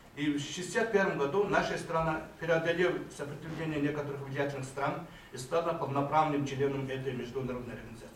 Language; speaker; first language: Russian; non-native, fluent; Mongolian